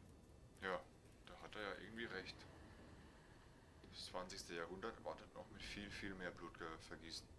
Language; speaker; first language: German; native; German